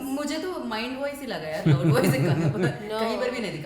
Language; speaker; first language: Hindi; non-native, local second language; Telugu